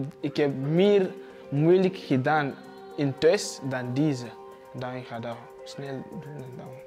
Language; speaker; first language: Dutch; non-native, learner; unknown